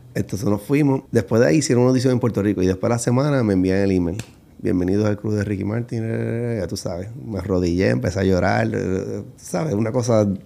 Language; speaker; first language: Spanish; native; Spanish